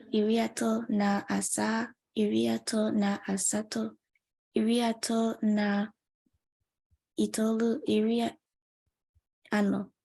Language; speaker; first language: Igbo; non-native, local second language; English